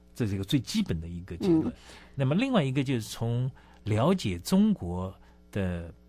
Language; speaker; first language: Chinese; native; Chinese